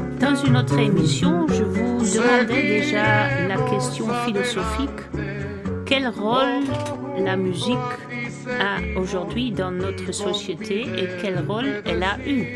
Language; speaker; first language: French; non-native, fluent; Dutch